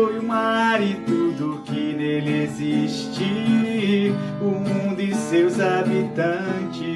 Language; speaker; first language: Portuguese; native; Portuguese